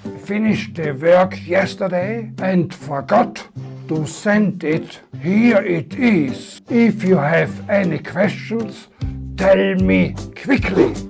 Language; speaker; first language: English; non-native, learner; German